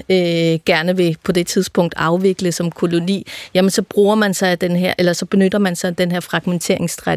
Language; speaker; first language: Danish; native; Danish